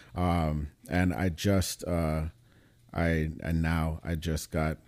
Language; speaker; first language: English; native; English